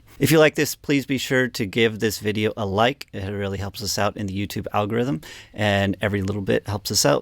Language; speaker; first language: English; native; English